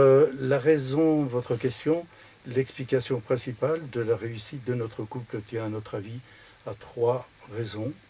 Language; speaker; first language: French; native; French